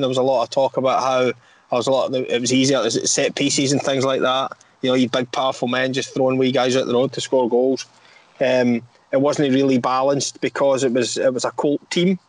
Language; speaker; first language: English; native; English